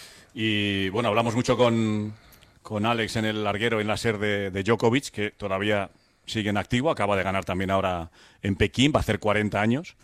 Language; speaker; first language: Spanish; native; Spanish